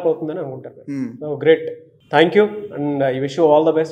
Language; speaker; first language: Telugu; native; Telugu